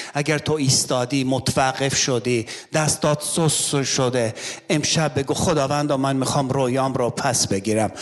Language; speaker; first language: Persian; non-native, local second language; Armenian